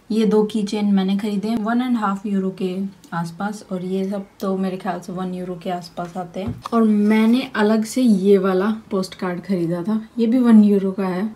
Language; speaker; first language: Hindi; native; Hindi